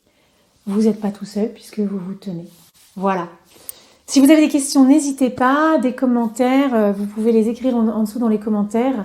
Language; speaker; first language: French; native; French